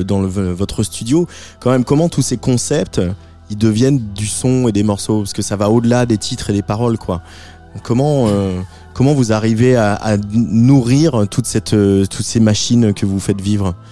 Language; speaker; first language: French; native; French